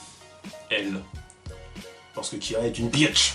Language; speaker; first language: French; native; French